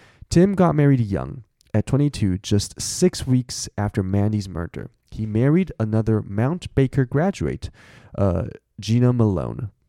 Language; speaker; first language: English; non-native, fluent; Chinese